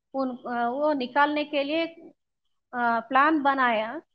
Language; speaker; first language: Hindi; non-native, local second language; Telugu